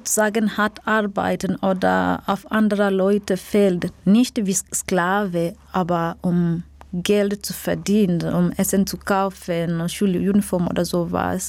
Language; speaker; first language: German; non-native, fluent; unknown